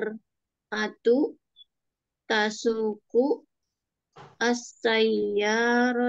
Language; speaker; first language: Arabic; non-native, learner; Indonesian